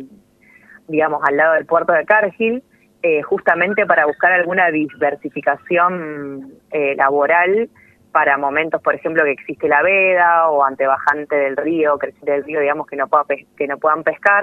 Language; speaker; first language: Spanish; native; Spanish